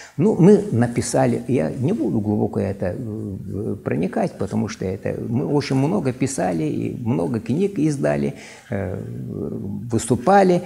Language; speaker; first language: Russian; non-native, local second language; Yakut